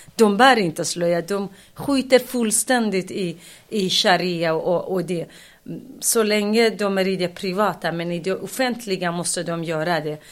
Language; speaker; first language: Swedish; non-native, fluent; Kurdish